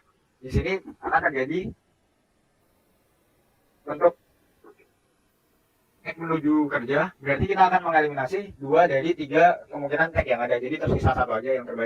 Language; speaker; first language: Indonesian; native; Indonesian